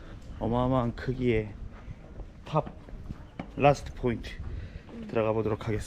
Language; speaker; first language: Korean; native; Korean